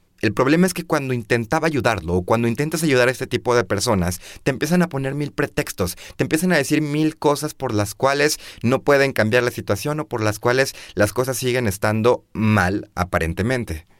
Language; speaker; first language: Spanish; native; Spanish